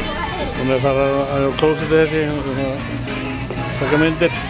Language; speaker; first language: Icelandic; native; Icelandic